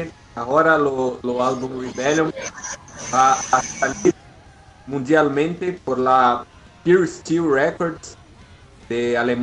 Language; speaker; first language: Spanish; non-native, learner; Portuguese